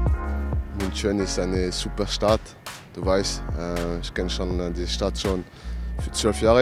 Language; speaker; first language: German; non-native, learner; French